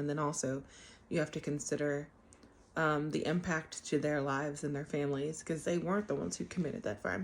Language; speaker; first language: English; native; English